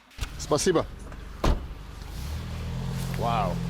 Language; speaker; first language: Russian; non-native, learner; English